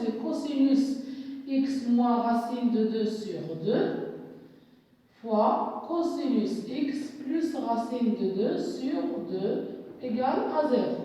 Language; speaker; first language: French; non-native, local second language; Arabic